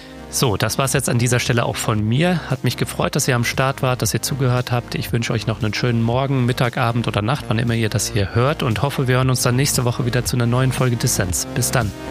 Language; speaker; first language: German; native; German